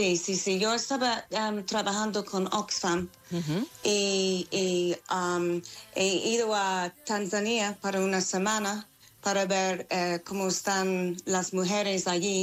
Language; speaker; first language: Spanish; non-native, fluent; English